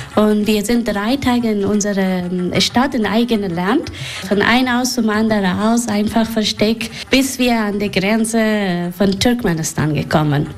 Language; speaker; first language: German; non-native, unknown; Persian